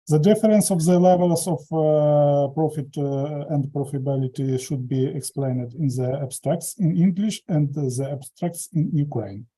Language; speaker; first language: English; non-native, learner; Ukrainian